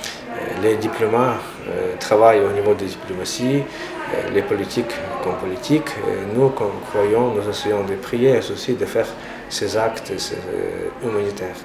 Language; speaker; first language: French; non-native, fluent; Ukrainian